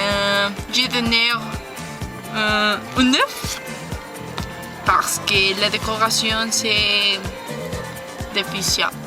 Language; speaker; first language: French; non-native, learner; Spanish